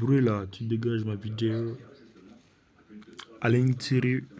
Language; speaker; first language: French; native; French